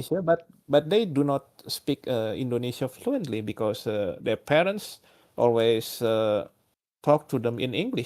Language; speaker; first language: English; non-native, learner; Indonesian